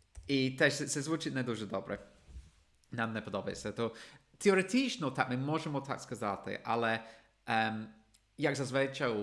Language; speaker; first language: Ukrainian; non-native, fluent; English